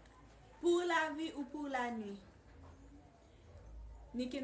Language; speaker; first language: French; non-native, learner; Haitian Creole